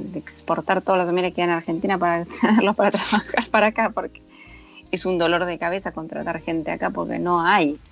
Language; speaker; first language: Spanish; native; Spanish